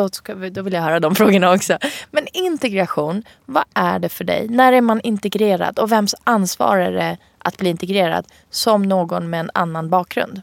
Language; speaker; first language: Swedish; native; Swedish